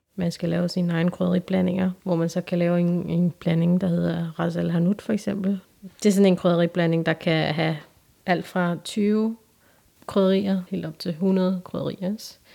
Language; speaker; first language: Danish; early bilingual, other home language; Turkish